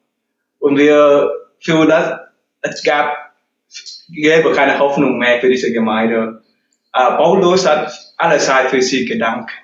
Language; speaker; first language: German; non-native, learner; Vietnamese